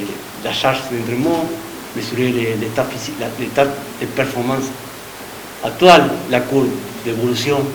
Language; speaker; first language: French; non-native, learner; Spanish